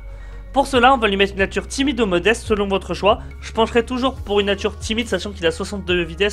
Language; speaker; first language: French; native; French